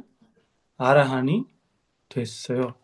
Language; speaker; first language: Korean; non-native, learner; Sinhala